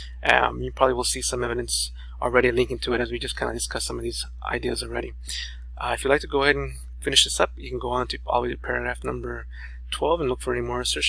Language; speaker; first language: English; native; English